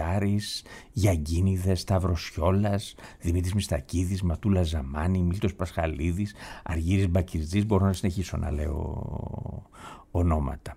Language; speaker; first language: Greek; native; Greek